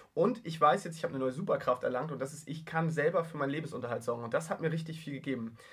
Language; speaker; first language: German; native; German